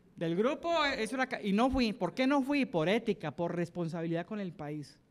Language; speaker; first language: Spanish; native; Spanish